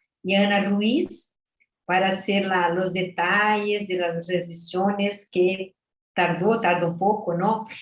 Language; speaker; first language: Spanish; non-native, fluent; Portuguese